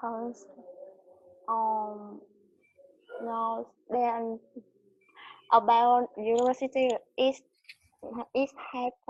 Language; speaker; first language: English; non-native, learner; Vietnamese